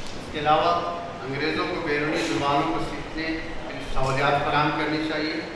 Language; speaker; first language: Urdu; native; Urdu